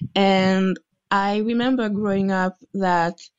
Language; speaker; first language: English; non-native, fluent; French